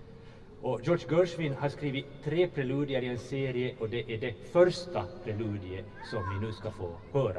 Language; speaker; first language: Swedish; native; Swedish